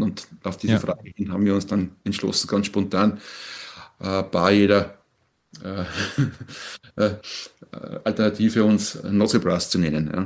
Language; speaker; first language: German; native; German